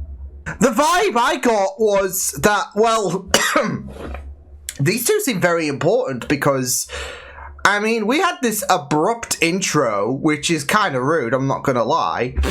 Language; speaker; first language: English; native; English